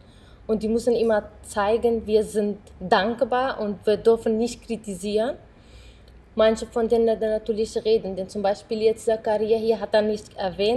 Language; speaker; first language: German; non-native, fluent; Arabic